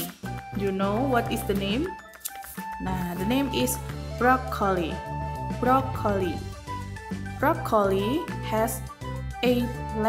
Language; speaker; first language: English; non-native, learner; Indonesian